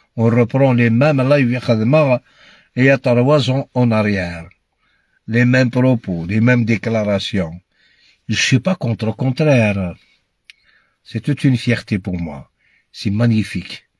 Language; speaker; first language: French; non-native, local second language; Kabyle